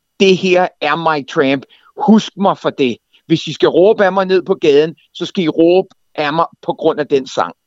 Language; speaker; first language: Danish; native; Danish